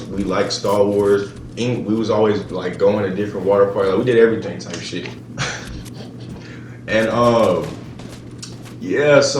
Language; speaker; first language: English; native; English